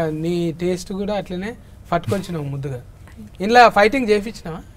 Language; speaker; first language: Telugu; native; Telugu